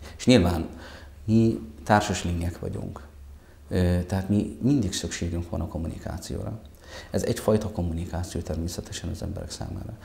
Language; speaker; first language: Hungarian; non-native, fluent; Arabic